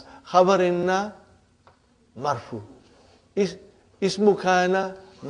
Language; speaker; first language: Arabic; non-native, fluent; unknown